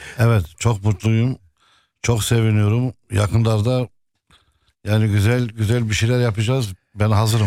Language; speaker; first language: Turkish; non-native, local second language; Arabic